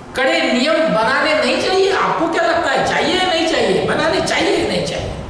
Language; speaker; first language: Hindi; non-native, local second language; Marathi